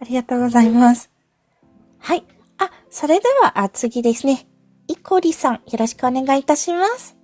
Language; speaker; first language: Japanese; non-native, fluent; Filipino